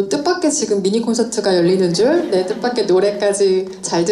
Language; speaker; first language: Korean; native; Korean